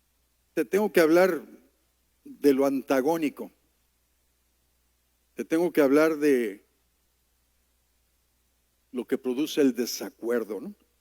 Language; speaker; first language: Spanish; native; Spanish